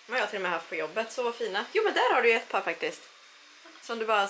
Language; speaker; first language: Swedish; native; Swedish